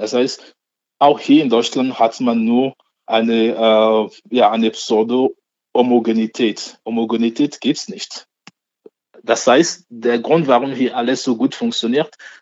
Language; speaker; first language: German; non-native, fluent; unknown